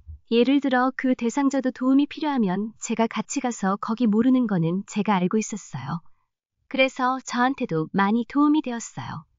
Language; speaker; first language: Korean; non-native, learner; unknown